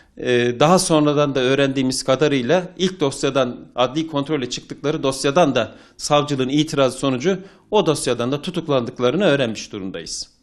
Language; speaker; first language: Turkish; native; Turkish